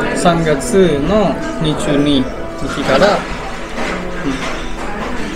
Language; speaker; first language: Japanese; non-native, fluent; Indonesian